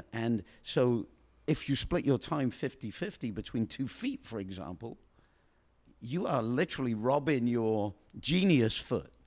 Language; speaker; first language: English; native; English